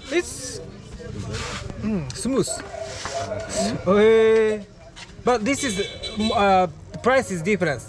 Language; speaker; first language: English; non-native, learner; Japanese